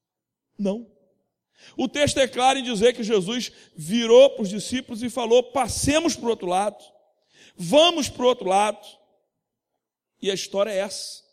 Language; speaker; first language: Portuguese; native; Portuguese